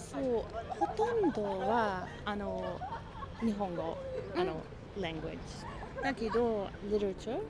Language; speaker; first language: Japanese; non-native, learner; English